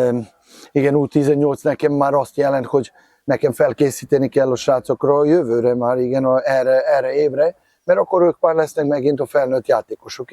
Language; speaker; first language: Hungarian; non-native, fluent; Serbian